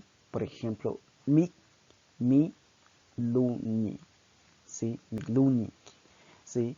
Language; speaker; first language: Spanish; non-native, local second language; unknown